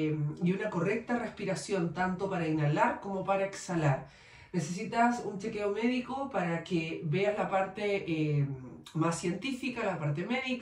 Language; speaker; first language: Spanish; native; Spanish